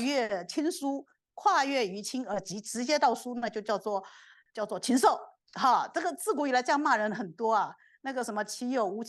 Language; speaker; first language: Chinese; native; Chinese